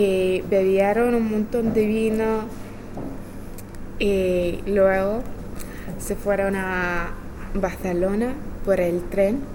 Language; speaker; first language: Spanish; non-native, fluent; English